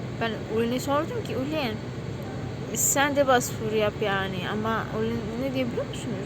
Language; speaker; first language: Turkish; non-native, learner; Indonesian